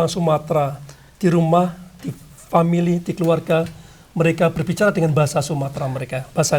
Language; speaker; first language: Indonesian; non-native, local second language; Javanese